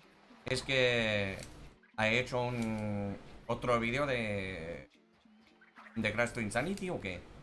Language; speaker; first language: Spanish; non-native, fluent; English